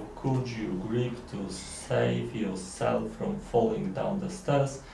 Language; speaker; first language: English; non-native, learner; Polish